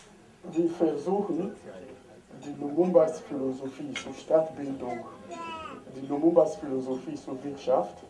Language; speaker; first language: German; non-native, fluent; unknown